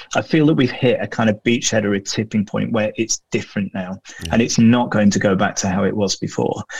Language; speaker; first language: English; native; English